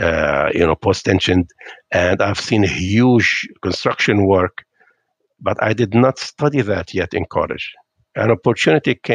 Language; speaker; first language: English; non-native, fluent; Arabic